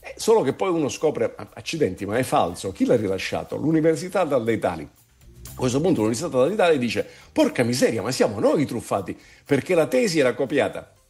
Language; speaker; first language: Italian; native; Italian